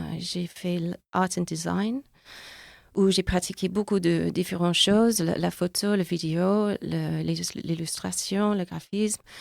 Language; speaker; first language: French; non-native, fluent; English